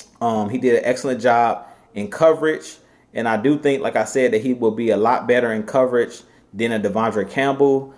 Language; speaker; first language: English; native; English